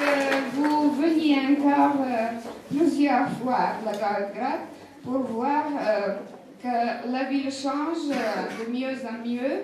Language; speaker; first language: French; non-native, fluent; Bulgarian